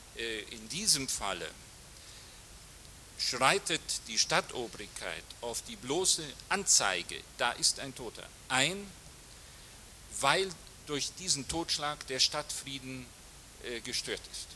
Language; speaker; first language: German; native; German